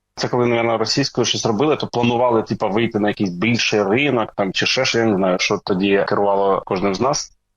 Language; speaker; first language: Ukrainian; native; Ukrainian